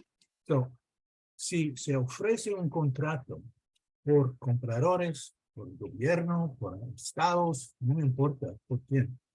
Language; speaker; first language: Spanish; non-native, fluent; English